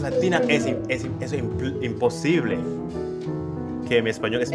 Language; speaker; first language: Spanish; non-native, learner; Indonesian